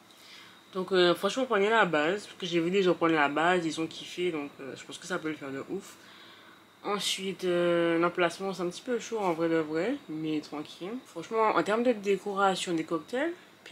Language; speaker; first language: French; native; French